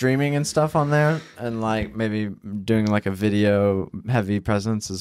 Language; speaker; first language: English; native; English